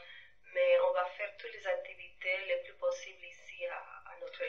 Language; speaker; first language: French; non-native, fluent; Spanish